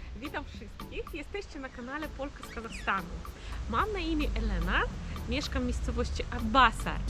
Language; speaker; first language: Polish; early bilingual, heritage; Russian